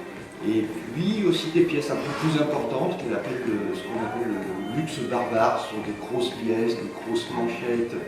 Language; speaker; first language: French; native; French